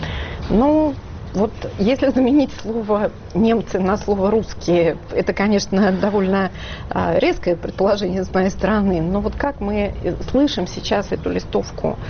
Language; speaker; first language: Russian; native; Russian